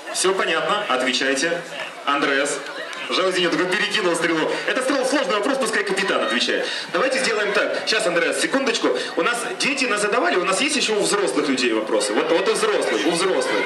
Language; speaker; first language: Russian; native; Russian